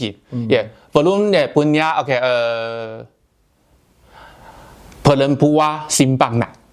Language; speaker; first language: Indonesian; non-native, learner; Chinese